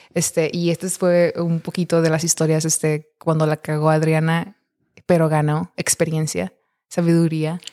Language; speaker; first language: Spanish; early bilingual, heritage; Spanish